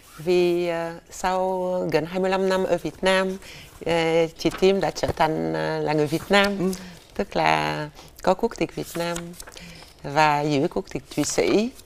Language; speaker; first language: Vietnamese; non-native, fluent; French